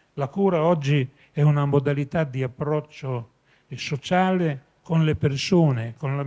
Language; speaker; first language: Italian; native; Italian